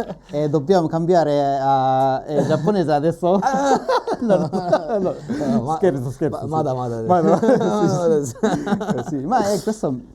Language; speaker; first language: Italian; non-native, learner; Japanese